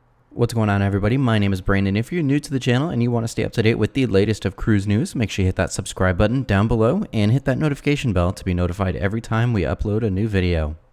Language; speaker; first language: English; native; English